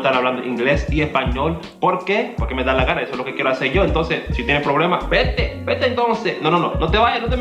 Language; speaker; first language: Spanish; non-native, fluent; English